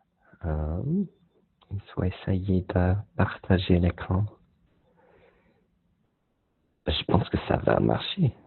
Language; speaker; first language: French; non-native, learner; English